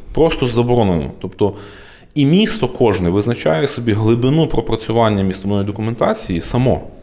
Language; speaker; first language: Ukrainian; native; Ukrainian